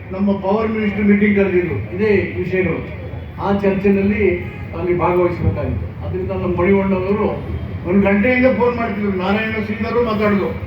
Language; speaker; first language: Kannada; native; Kannada